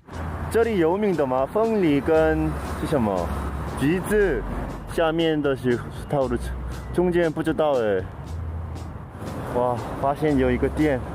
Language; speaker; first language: Chinese; non-native, fluent; Korean